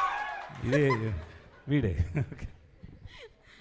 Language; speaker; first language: Telugu; non-native, learner; Tamil